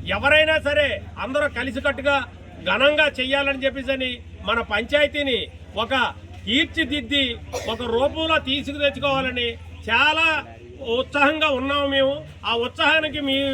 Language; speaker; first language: Telugu; native; Telugu